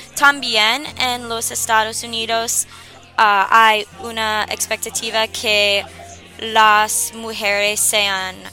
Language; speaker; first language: Spanish; non-native, learner; English